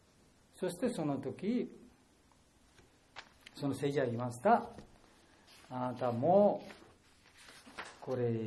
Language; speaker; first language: Japanese; non-native, learner; Bangla